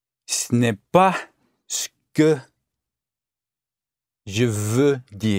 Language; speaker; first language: French; non-native, learner; English